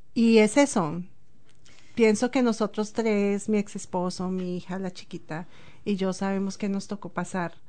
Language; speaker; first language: Spanish; native; Spanish